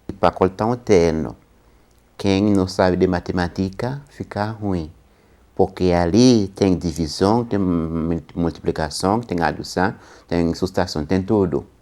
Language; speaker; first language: Portuguese; non-native, learner; Haitian Creole